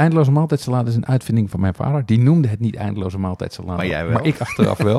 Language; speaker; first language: Dutch; native; Dutch